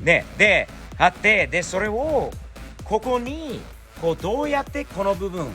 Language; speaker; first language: Japanese; non-native, fluent; English